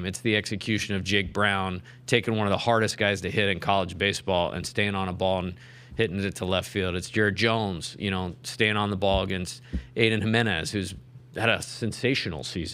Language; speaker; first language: English; native; English